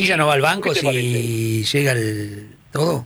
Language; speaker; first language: Spanish; native; Spanish